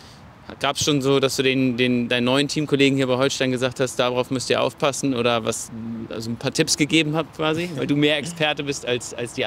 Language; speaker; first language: German; native; German